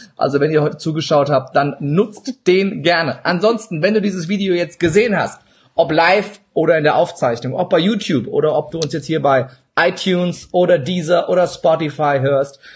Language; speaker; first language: German; early bilingual, other home language; Turkish